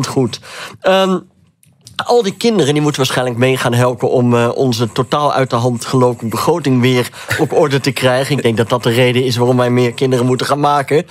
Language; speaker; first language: Dutch; native; Dutch